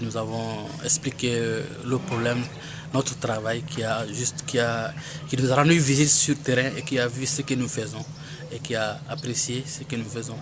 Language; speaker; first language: French; non-native, local second language; Bambara